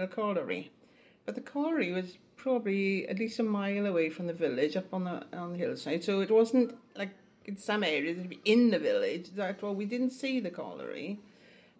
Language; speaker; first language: English; native; English